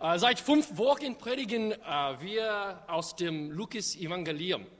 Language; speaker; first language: German; non-native, learner; English